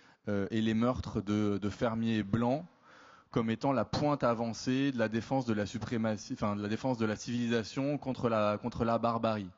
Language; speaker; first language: French; native; French